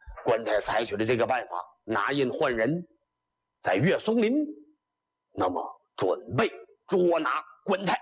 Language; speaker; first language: Chinese; native; Chinese